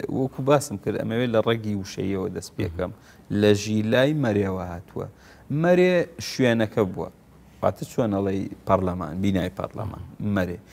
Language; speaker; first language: Central Kurdish; non-native, local second language; Gurani